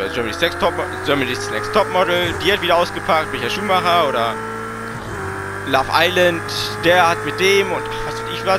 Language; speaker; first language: German; native; German